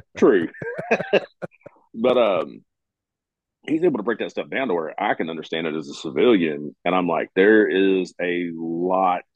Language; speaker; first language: English; native; English